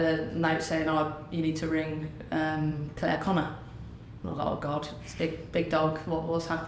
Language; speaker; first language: English; native; English